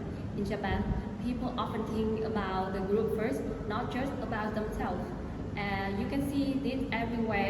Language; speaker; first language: English; non-native, learner; Vietnamese